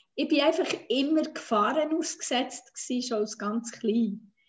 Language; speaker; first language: German; non-native, fluent; Swiss German